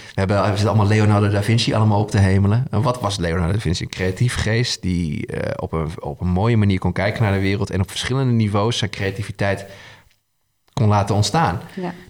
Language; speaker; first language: Dutch; early bilingual, other home language; Arabic